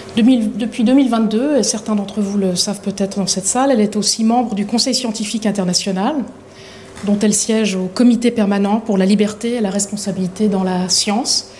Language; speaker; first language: French; native; French